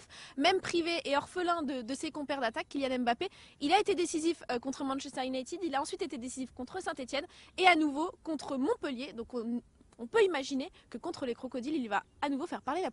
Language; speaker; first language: French; native; French